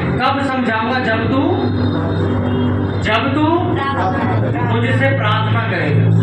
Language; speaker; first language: Hindi; native; Hindi